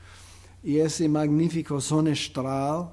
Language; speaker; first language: Spanish; non-native, fluent; English